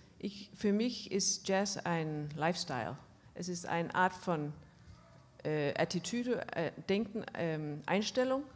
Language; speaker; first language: German; non-native, fluent; Danish